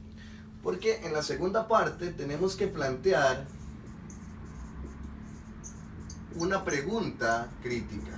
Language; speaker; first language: Spanish; native; Spanish